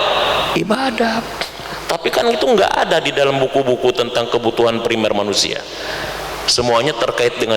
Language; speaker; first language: Indonesian; native; Indonesian